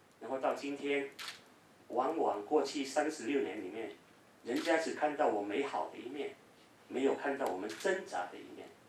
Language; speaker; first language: Chinese; early bilingual, heritage; Cantonese